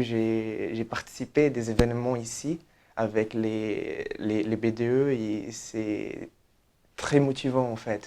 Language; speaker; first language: French; non-native, fluent; Portuguese